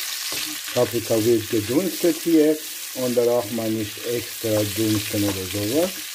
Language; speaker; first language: German; non-native, learner; Persian